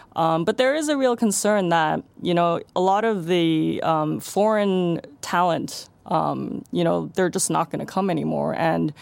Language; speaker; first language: English; non-native, local second language; Cantonese